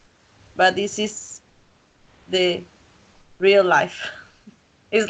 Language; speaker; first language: English; non-native, learner; Spanish